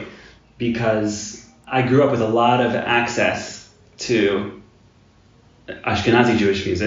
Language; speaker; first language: English; native; English